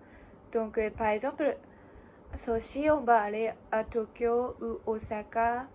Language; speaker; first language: French; non-native, learner; Japanese